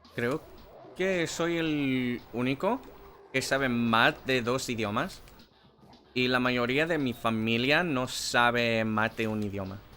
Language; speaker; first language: Spanish; non-native, learner; English